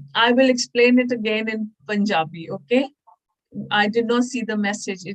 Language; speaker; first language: English; non-native, local second language; Punjabi